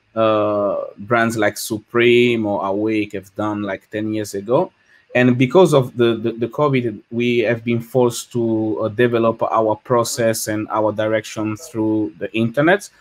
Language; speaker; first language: English; non-native, fluent; French